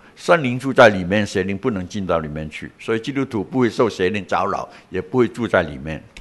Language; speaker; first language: Chinese; non-native, local second language; Cantonese